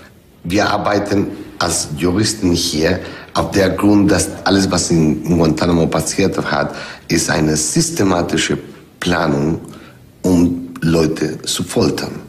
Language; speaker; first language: German; non-native, fluent; English